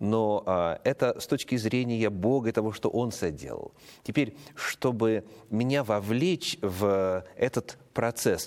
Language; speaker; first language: Russian; native; Russian